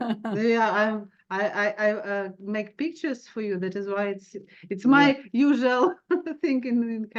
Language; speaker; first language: English; non-native, learner; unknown